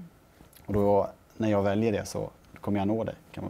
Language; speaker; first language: Swedish; native; Swedish